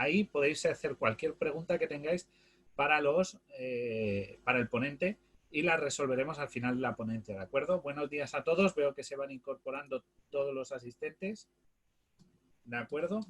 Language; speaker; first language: Spanish; native; Spanish